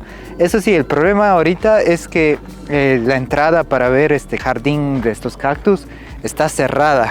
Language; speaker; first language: Spanish; native; Spanish